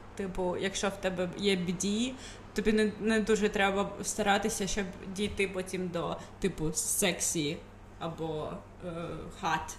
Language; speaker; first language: Ukrainian; non-native, local second language; Russian